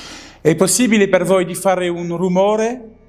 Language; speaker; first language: Italian; non-native, learner; French